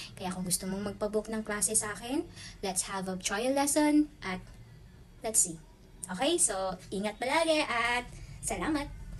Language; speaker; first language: Filipino; non-native, local second language; Waray